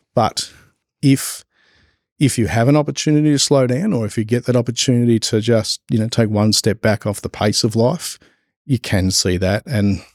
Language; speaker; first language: English; native; English